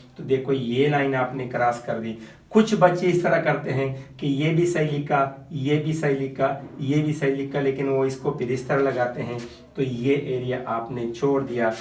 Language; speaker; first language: Urdu; non-native, local second language; Pashto